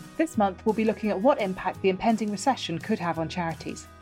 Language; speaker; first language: English; native; English